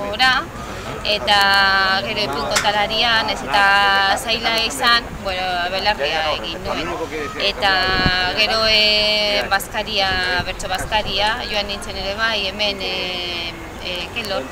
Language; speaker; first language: Basque; non-native, local second language; Spanish